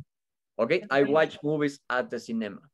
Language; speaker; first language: English; non-native, fluent; Spanish